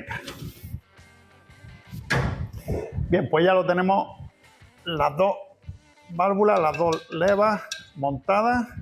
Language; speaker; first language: Spanish; native; Spanish